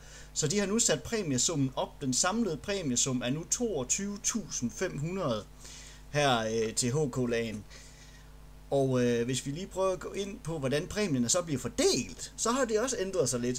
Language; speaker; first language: Danish; native; Danish